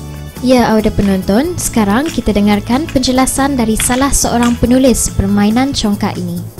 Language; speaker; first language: Malay; native; Malay